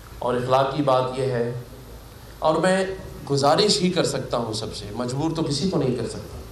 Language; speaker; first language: Urdu; native; Urdu